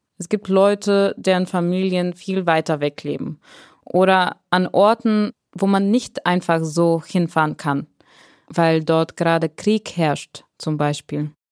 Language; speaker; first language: German; non-native, fluent; Bulgarian